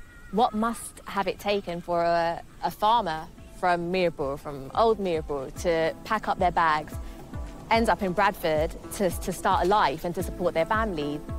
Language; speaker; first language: English; early bilingual, other home language; Hindi